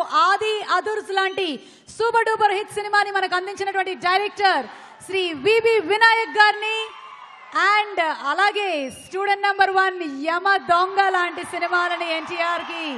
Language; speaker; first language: Telugu; native; Telugu